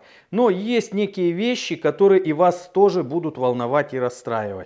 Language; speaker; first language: Russian; native; Russian